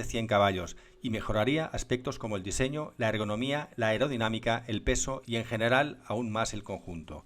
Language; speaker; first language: Spanish; native; Spanish